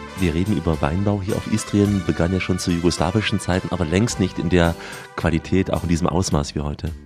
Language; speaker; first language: German; native; German